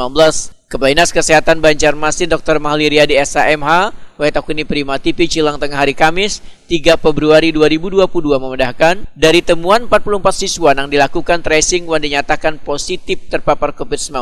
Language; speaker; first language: Indonesian; non-native, local second language; Banjar